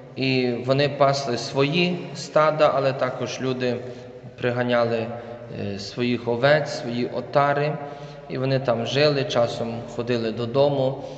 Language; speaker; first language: Ukrainian; native; Ukrainian